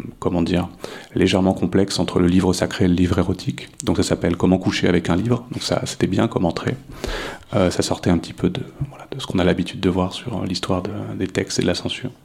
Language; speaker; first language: French; native; French